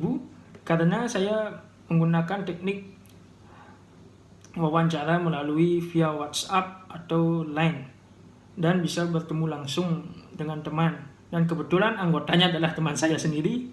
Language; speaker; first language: Indonesian; native; Indonesian